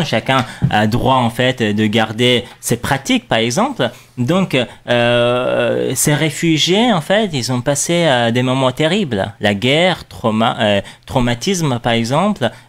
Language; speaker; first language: French; non-native, fluent; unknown